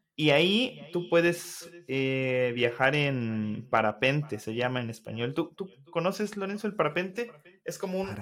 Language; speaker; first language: Spanish; native; Spanish